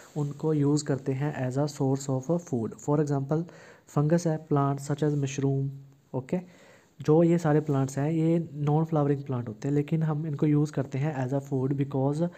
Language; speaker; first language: Hindi; native; Hindi